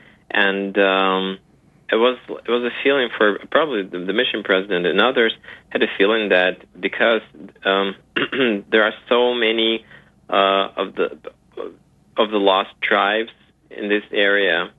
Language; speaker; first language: English; non-native, fluent; Ukrainian